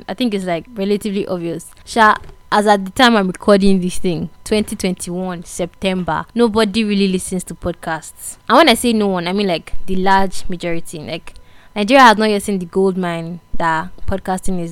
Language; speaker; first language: English; non-native, local second language; Igbo